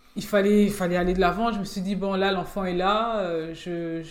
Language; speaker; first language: French; native; French